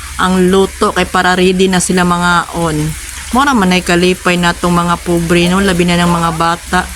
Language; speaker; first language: Cebuano; non-native, local second language; Hiligaynon